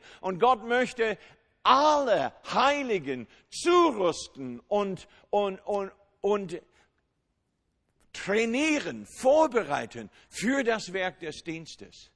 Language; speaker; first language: German; non-native, fluent; English